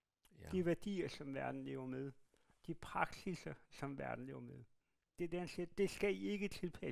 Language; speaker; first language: Danish; native; Danish